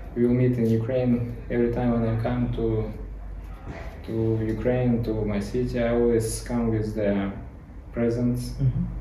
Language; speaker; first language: English; non-native, learner; Ukrainian